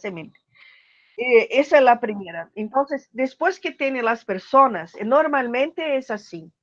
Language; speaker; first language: Portuguese; non-native, learner; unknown